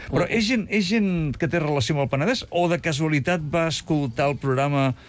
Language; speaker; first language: Catalan; native; Catalan